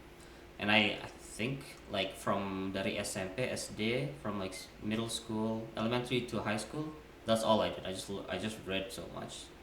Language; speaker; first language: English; non-native, fluent; Indonesian